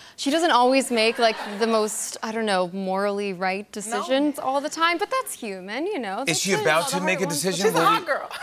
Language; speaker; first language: English; native; English